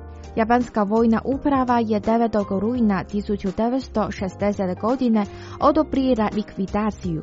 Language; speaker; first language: Croatian; non-native, fluent; Chinese